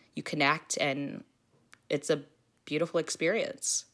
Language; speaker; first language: English; early bilingual, other home language; Filipino